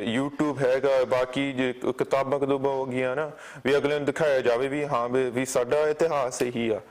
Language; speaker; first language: Punjabi; early bilingual, heritage; Punjabi